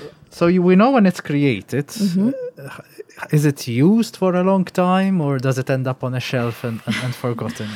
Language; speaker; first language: English; non-native, local second language; Maltese